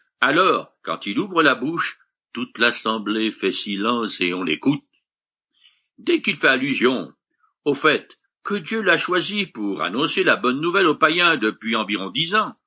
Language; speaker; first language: French; native; French